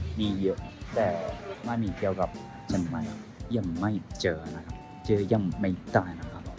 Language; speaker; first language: Thai; non-native, learner; Japanese